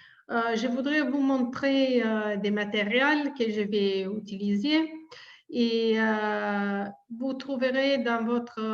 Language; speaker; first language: French; non-native, fluent; Italian